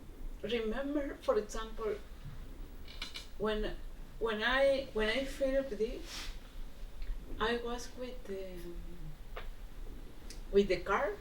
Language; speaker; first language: English; non-native, learner; Spanish